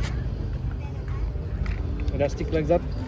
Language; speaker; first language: English; non-native, learner; French